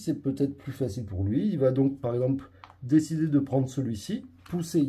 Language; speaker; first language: French; native; French